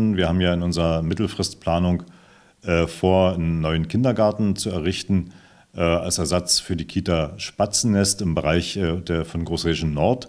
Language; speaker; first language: German; native; German